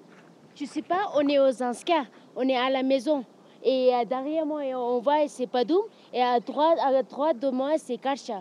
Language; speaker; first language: French; non-native, learner; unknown